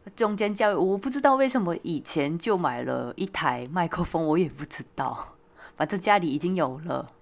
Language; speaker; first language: Chinese; non-native, fluent; Korean